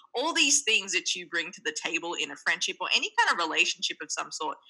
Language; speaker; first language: English; native; English